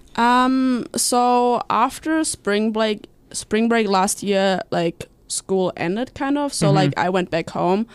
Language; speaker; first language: English; non-native, fluent; German